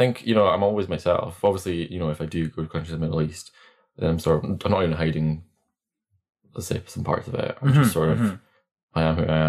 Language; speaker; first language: English; non-native, fluent; Latvian